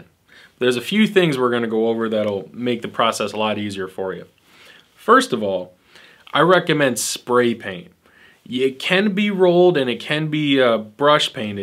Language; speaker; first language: English; native; English